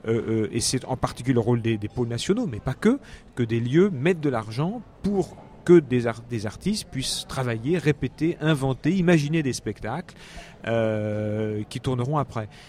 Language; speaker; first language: French; native; French